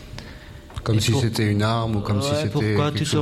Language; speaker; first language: French; native; French